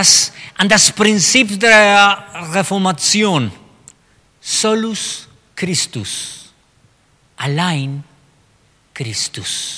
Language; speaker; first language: German; non-native, fluent; Spanish